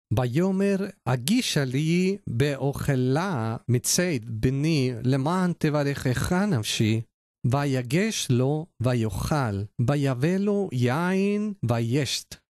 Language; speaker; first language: Hebrew; non-native, learner; Spanish